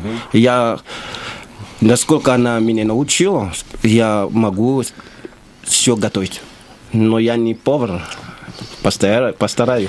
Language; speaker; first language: Russian; non-native, learner; Lingala